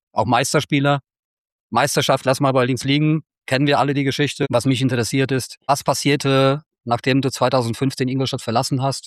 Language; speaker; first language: German; native; German